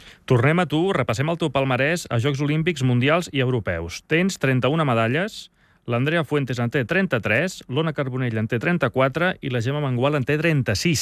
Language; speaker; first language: Catalan; native; Catalan